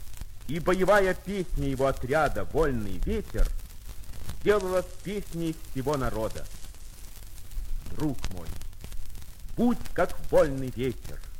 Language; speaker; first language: Russian; native; Russian